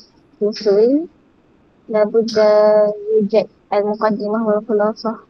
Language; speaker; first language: Arabic; non-native, learner; Malay